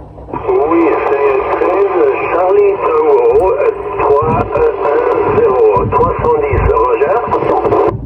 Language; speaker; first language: French; non-native, fluent; German